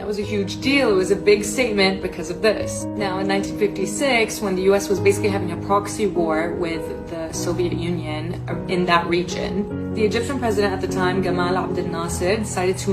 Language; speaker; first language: English; native; English